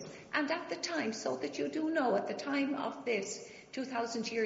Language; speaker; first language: English; native; English